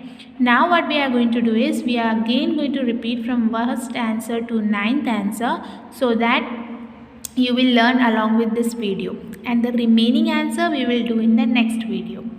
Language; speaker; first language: English; non-native, local second language; Hindi